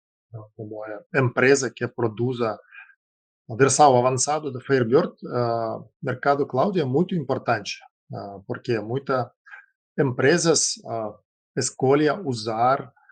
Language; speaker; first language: Portuguese; non-native, fluent; Russian